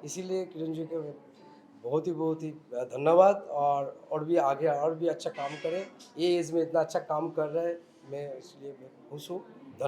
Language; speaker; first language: Hindi; non-native, local second language; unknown